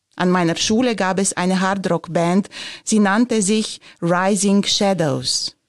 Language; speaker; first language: German; non-native, fluent; Romanian